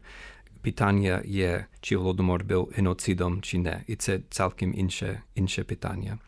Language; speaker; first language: Ukrainian; non-native, fluent; English